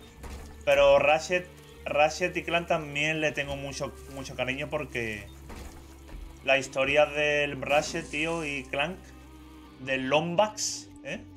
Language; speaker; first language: Spanish; native; Spanish